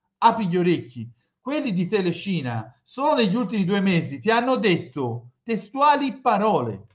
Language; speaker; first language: Italian; native; Italian